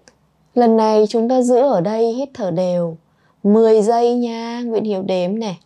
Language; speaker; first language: Vietnamese; native; Vietnamese